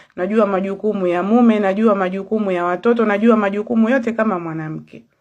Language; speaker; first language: Swahili; native; Swahili